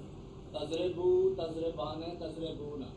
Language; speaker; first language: Arabic; non-native, learner; Urdu